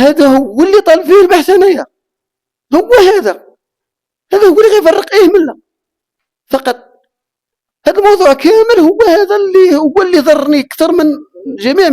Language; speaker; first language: Arabic; native; Arabic